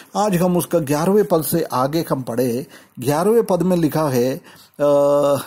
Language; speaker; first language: Hindi; non-native, local second language; Malayalam